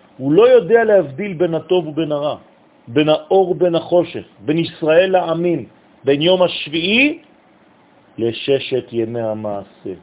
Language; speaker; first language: Hebrew; non-native, fluent; French